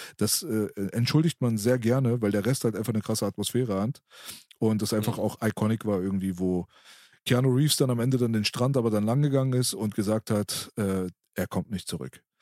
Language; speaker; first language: German; early bilingual, other home language; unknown